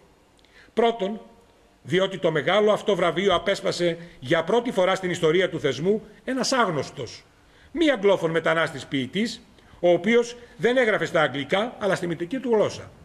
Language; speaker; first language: Greek; native; Greek